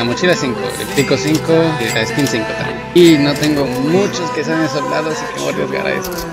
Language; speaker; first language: Spanish; early bilingual, heritage; Spanish